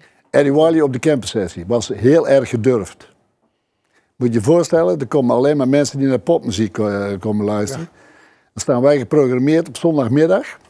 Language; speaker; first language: Dutch; native; Dutch